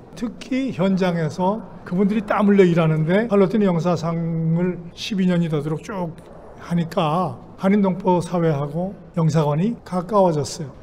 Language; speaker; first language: Korean; native; Korean